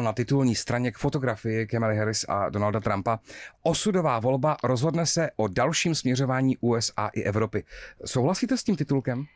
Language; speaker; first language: Czech; native; Czech